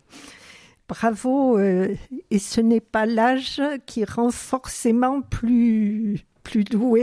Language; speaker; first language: French; native; French